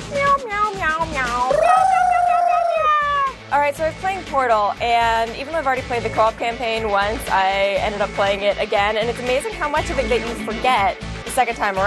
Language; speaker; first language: English; native; English